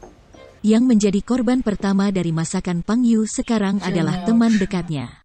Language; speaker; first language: Indonesian; native; Indonesian